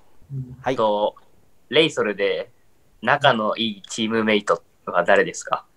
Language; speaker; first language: Japanese; native; Japanese